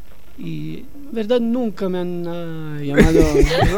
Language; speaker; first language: Spanish; non-native, learner; Italian